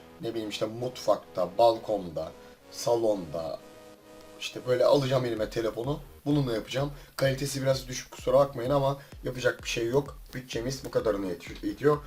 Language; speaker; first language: Turkish; native; Turkish